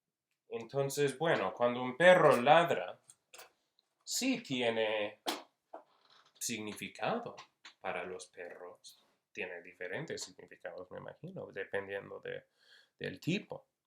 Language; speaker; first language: Spanish; non-native, fluent; English